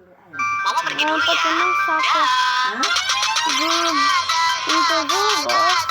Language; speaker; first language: Indonesian; native; Indonesian